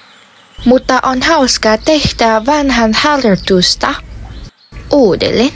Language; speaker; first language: Finnish; non-native, learner; Vietnamese